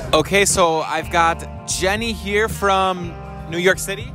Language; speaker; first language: English; native; English